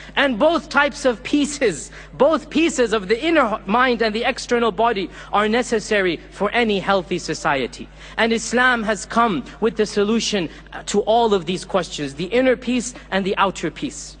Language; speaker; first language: English; early bilingual, other home language; Urdu